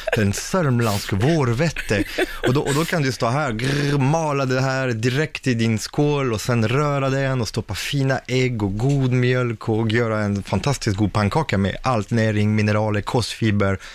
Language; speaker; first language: Swedish; non-native, fluent; French